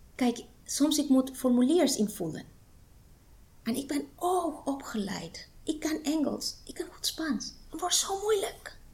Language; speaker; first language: Dutch; non-native, fluent; Spanish